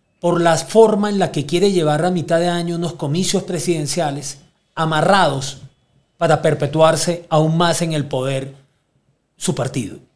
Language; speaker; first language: Spanish; native; Spanish